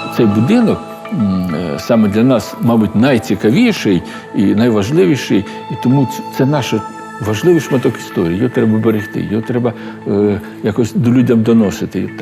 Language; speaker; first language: Ukrainian; native; Ukrainian